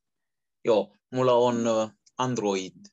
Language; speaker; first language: Finnish; non-native, learner; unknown